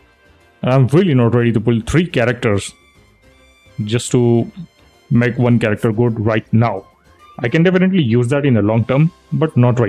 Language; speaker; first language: English; non-native, local second language; Hindi